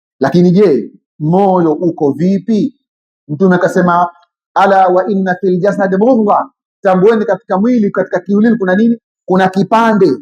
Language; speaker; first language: Swahili; native; Swahili